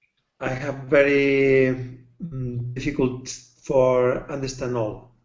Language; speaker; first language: English; non-native, learner; Spanish